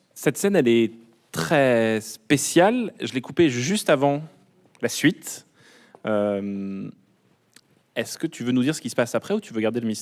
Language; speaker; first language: French; native; French